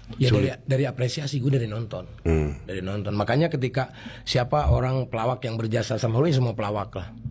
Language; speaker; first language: Indonesian; native; Indonesian